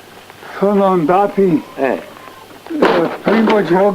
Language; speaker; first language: Italian; non-native, learner; Slovenian